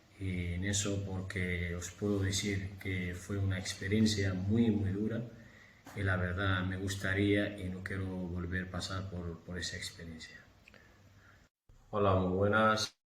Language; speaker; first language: Spanish; non-native, fluent; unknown